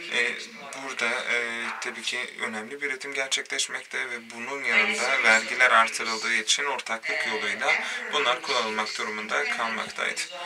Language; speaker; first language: Turkish; native; Turkish